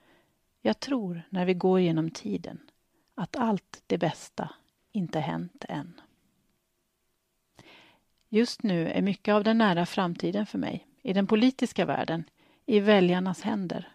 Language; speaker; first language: Swedish; native; Swedish